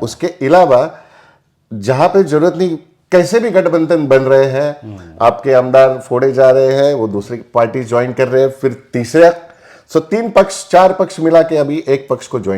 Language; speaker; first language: Hindi; native; Hindi